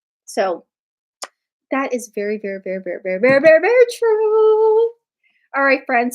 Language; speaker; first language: English; native; English